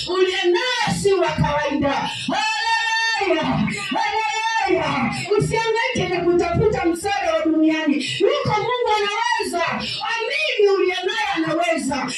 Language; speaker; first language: Swahili; native; Swahili